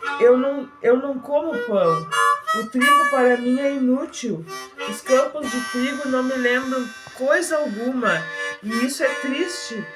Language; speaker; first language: Portuguese; native; Portuguese